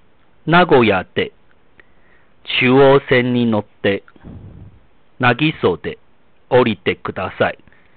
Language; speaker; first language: Japanese; non-native, fluent; Chinese